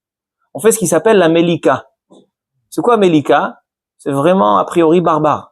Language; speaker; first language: French; native; French